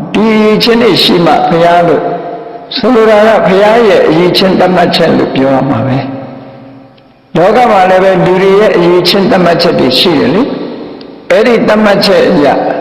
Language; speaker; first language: Burmese; native; Burmese